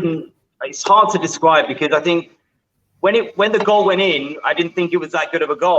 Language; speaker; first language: English; native; English